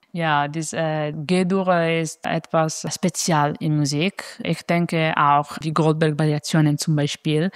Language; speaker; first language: German; non-native, fluent; Italian